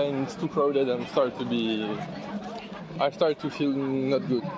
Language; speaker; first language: English; non-native, learner; French